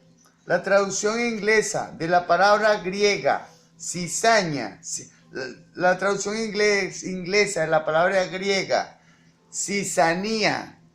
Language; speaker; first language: Spanish; native; Spanish